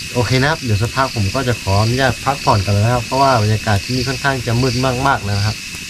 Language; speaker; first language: Thai; native; Thai